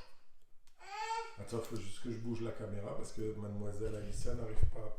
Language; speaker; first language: French; native; French